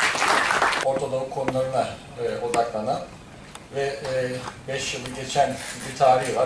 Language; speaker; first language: Turkish; native; Turkish